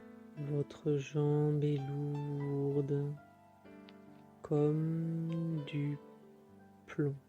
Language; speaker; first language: French; native; French